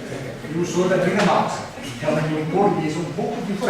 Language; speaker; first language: Portuguese; non-native, fluent; Danish